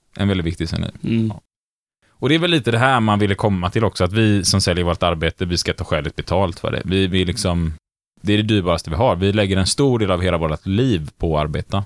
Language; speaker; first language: Swedish; native; Swedish